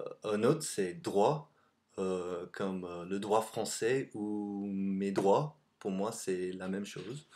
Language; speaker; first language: French; non-native, fluent; English